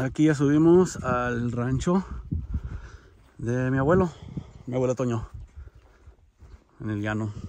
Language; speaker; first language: Spanish; early bilingual, heritage; Spanish